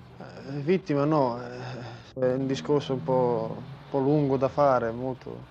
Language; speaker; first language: Italian; early bilingual, heritage; Italian